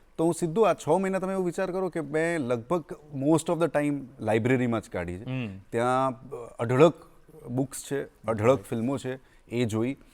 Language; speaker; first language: Gujarati; non-native, local second language; Marwari